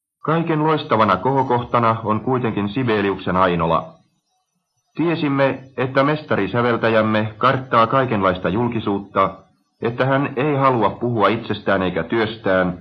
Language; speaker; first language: Finnish; native; Finnish